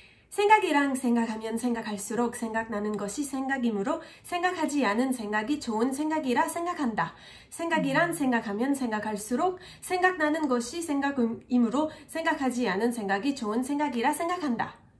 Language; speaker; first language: Korean; non-native, fluent; French